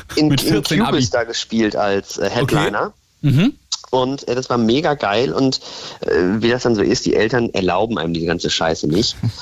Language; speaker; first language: German; native; German